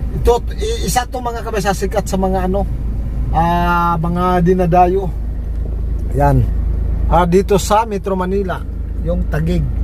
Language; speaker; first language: Filipino; non-native, local second language; Cebuano